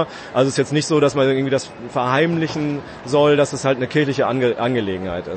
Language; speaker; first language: German; native; German